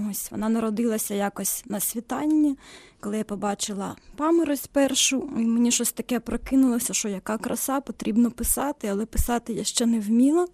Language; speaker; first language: Ukrainian; non-native, local second language; Russian